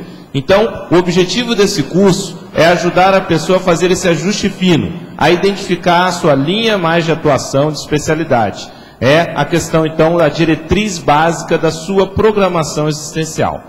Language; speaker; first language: Portuguese; native; Portuguese